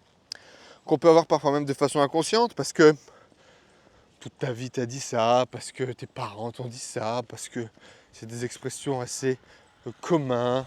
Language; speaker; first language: French; native; French